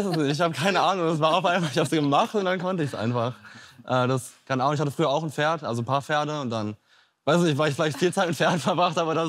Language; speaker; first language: German; native; German